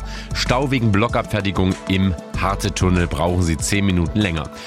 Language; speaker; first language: German; native; German